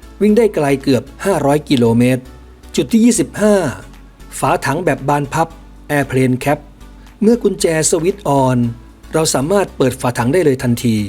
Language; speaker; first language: Thai; native; Thai